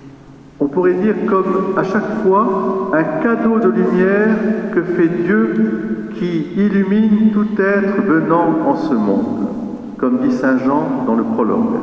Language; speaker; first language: French; native; French